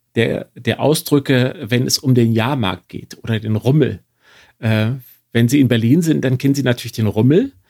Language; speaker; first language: German; native; German